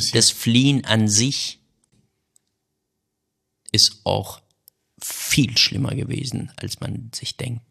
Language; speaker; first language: German; non-native, fluent; Persian